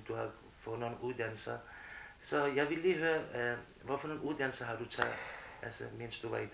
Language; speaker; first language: Danish; non-native, fluent; Kurdish